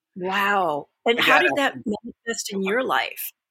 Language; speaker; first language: English; early bilingual, other home language; Japanese